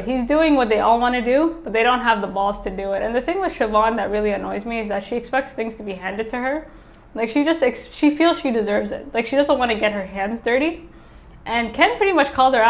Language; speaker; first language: English; native; English